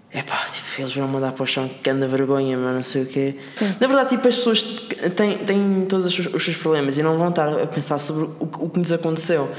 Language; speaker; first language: Portuguese; native; Portuguese